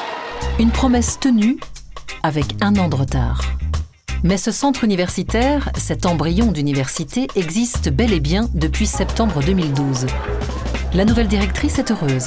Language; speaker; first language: French; native; French